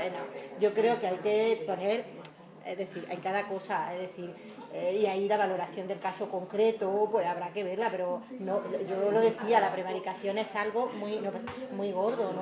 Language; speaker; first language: Spanish; native; Spanish